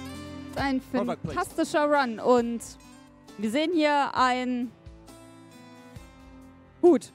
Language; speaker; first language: German; native; German